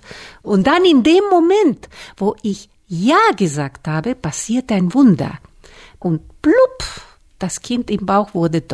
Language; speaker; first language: German; non-native, fluent; Spanish